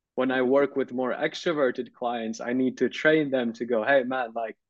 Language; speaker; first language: English; non-native, fluent; Turkish